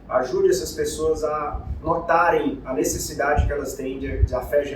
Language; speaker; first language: Portuguese; native; Portuguese